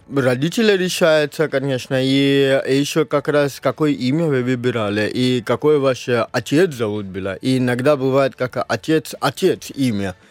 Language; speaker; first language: Russian; non-native, learner; Marathi